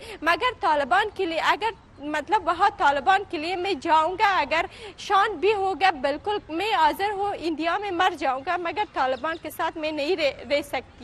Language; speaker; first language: Hindi; non-native, fluent; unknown